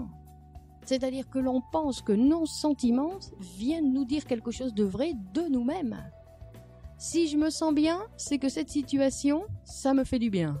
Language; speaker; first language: French; native; French